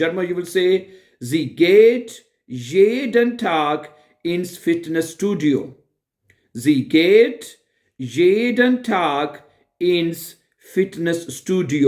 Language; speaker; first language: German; non-native, fluent; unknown